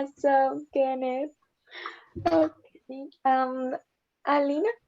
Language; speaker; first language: English; non-native, learner; Spanish